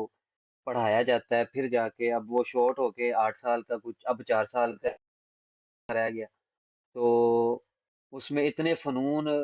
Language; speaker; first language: Hindi; non-native, local second language; Punjabi